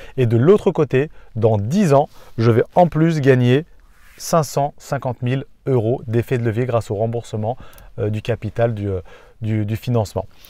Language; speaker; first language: French; native; French